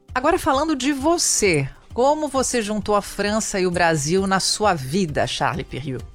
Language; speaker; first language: Portuguese; native; Portuguese